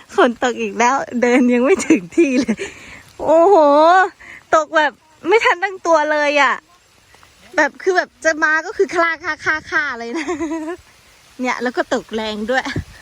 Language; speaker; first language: Thai; non-native, local second language; Shan